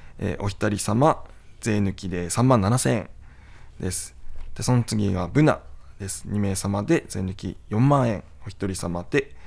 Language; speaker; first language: Japanese; native; Japanese